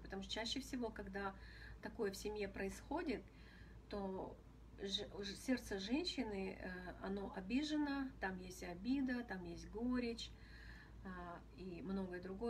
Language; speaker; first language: Russian; native; Russian